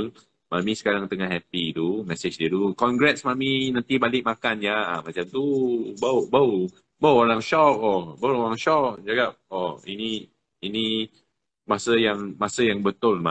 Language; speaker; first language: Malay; non-native, local second language; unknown